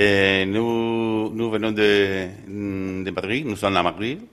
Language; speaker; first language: French; non-native, learner; Spanish